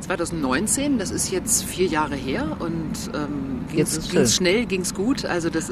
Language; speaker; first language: German; native; German